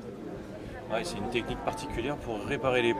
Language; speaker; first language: French; native; French